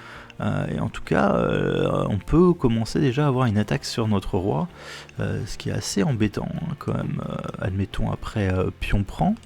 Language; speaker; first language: French; native; French